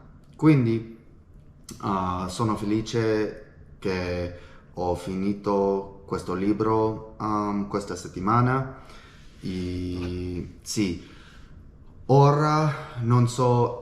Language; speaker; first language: Italian; non-native, learner; English